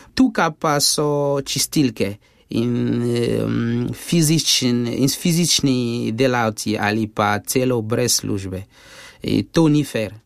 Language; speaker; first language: Slovenian; non-native, fluent; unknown